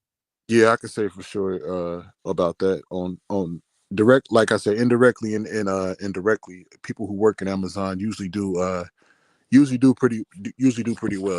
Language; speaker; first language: English; native; English